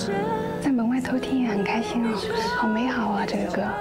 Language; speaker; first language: Chinese; native; Chinese